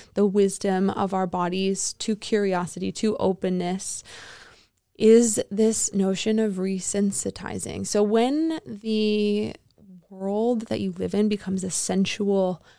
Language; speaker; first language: English; native; English